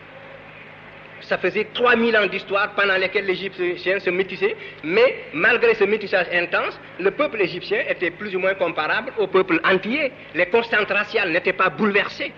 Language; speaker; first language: French; non-native, local second language; Wolof